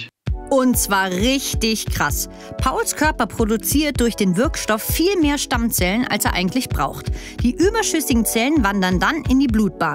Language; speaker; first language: German; native; German